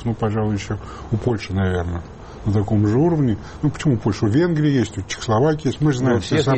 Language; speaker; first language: Russian; native; Russian